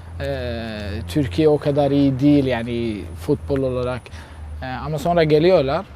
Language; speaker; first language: Turkish; non-native, learner; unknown